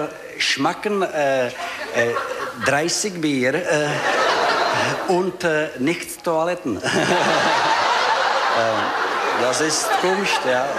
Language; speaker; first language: German; non-native, learner; Czech